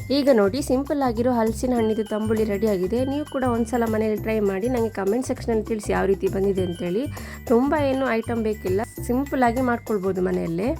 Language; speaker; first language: Kannada; non-native, local second language; Tulu